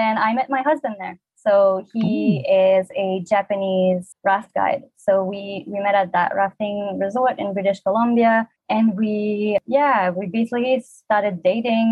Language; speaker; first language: English; non-native, fluent; French